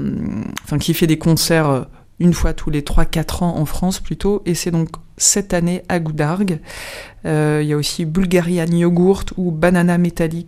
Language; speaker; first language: French; native; French